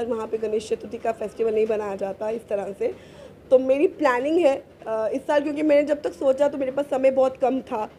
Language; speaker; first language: Hindi; native; Hindi